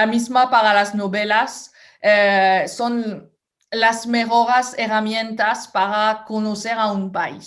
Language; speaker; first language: Spanish; non-native, fluent; French